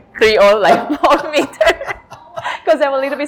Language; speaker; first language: English; non-native, fluent; Chinese